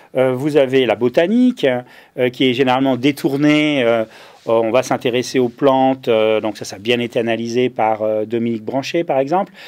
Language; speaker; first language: French; native; French